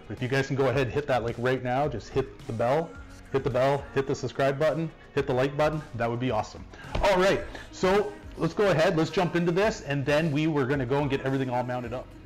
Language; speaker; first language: English; native; English